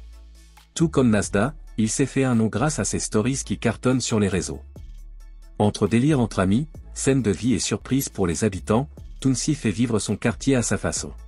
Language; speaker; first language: French; native; French